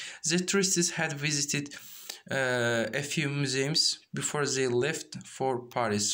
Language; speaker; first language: English; non-native, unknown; Azerbaijani